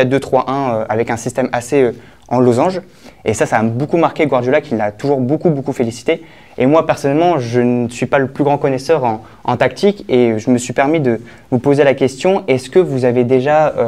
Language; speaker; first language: French; native; French